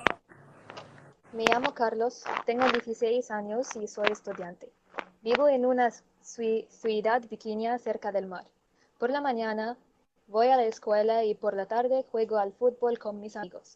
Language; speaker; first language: Spanish; non-native, learner; Arabic